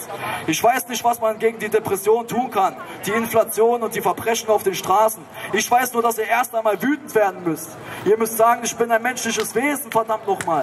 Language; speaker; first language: German; native; German